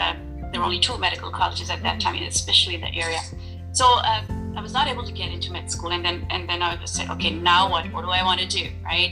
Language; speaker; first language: English; non-native, local second language; Urdu